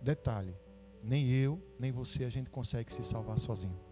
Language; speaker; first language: Portuguese; native; Portuguese